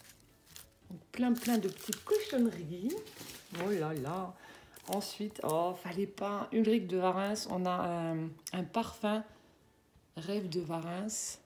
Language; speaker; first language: French; native; French